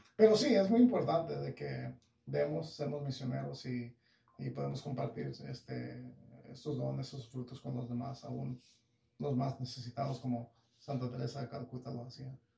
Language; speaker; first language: Spanish; early bilingual, heritage; English